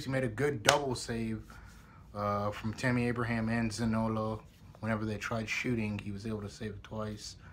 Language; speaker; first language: English; native; English